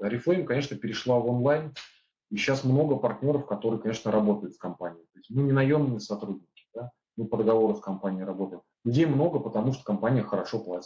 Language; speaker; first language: Russian; native; Russian